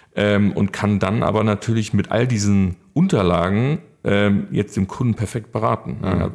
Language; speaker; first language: German; native; German